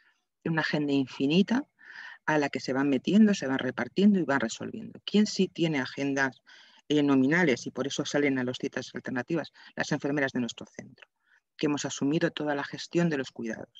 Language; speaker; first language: Spanish; native; Spanish